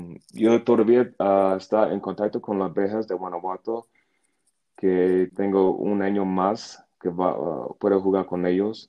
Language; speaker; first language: Spanish; non-native, learner; English